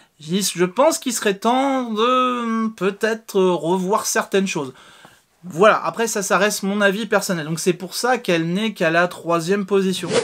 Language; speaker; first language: French; native; French